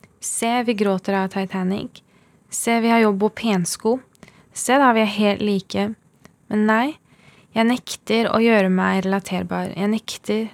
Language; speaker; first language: Norwegian; early bilingual, other home language; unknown